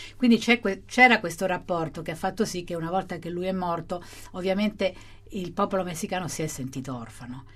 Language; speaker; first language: Italian; non-native, fluent; Spanish